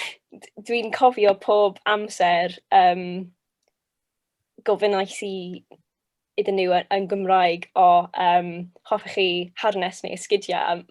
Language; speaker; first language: Welsh; non-native, local second language; English